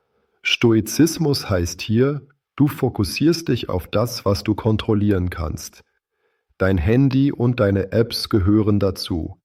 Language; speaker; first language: German; native; German